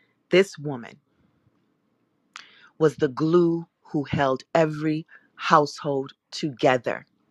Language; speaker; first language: English; native; English